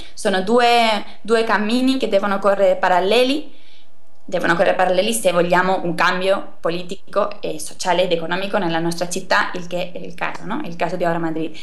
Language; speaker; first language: Italian; non-native, fluent; Spanish